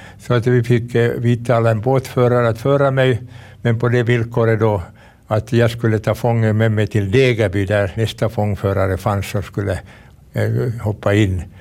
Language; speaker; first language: Swedish; native; Swedish